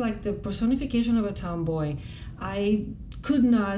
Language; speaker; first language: English; non-native, fluent; Greek